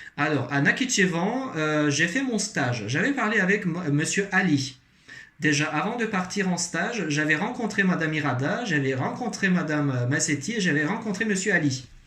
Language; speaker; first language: French; non-native, fluent; Azerbaijani